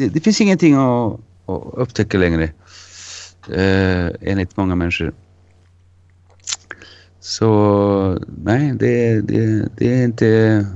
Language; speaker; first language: Swedish; non-native, fluent; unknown